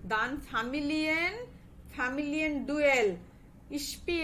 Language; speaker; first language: German; non-native, learner; Bangla